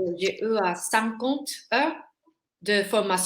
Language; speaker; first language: French; non-native, learner; Filipino